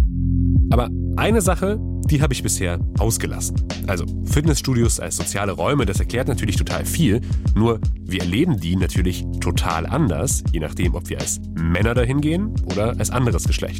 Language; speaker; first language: German; native; German